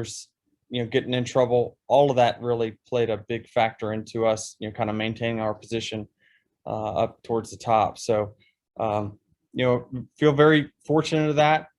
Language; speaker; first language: English; native; English